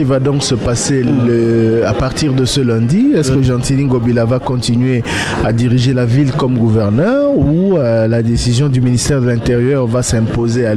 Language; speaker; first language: French; non-native, local second language; Lingala